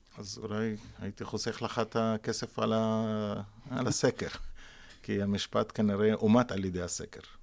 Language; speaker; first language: Hebrew; non-native, local second language; Arabic